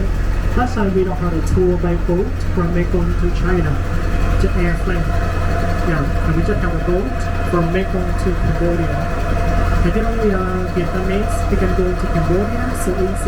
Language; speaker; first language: English; non-native, learner; Vietnamese